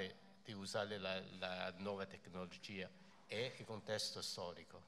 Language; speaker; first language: Italian; non-native, fluent; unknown